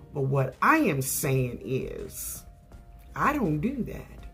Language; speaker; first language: English; native; English